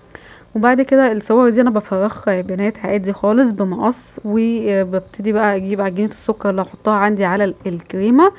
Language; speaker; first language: Arabic; native; Arabic